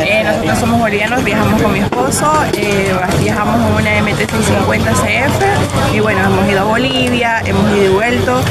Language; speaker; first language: Spanish; native; Spanish